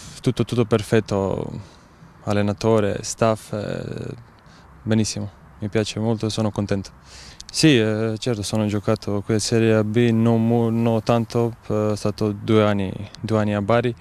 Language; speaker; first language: Italian; non-native, learner; Croatian